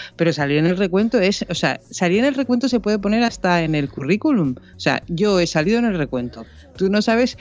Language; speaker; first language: Spanish; native; Spanish